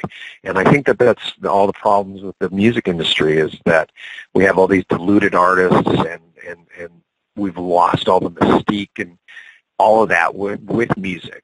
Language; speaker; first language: English; native; English